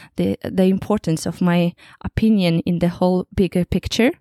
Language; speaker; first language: English; non-native, fluent; Kazakh